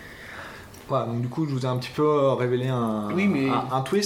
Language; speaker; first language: French; native; French